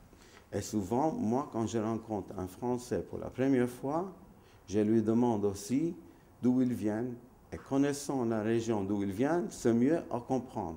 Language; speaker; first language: French; non-native, fluent; Maltese